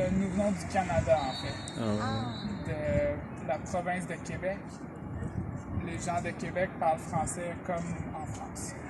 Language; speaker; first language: French; native; French